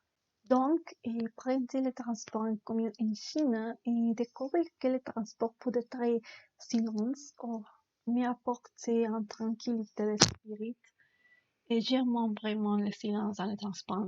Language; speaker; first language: French; non-native, learner; Spanish